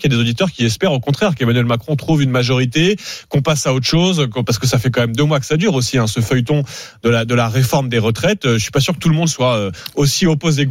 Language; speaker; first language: French; native; French